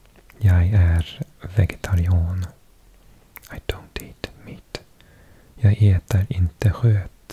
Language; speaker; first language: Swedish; non-native, learner; English